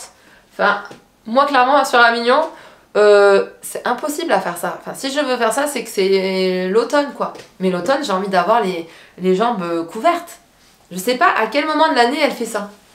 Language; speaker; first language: French; native; French